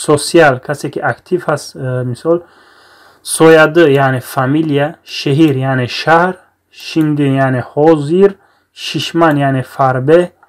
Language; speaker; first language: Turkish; non-native, fluent; Tajik